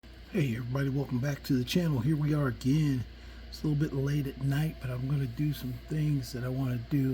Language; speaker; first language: English; native; English